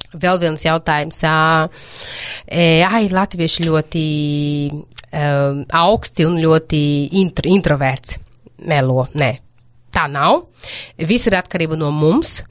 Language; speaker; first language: Latvian; non-native, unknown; Portuguese